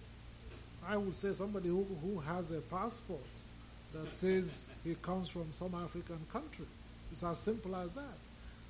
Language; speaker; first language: English; non-native, local second language; Igbo